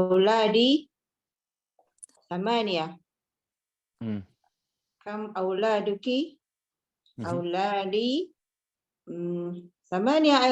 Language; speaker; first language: Arabic; non-native, learner; Malay